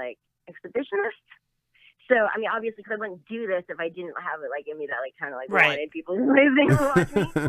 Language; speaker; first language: English; native; English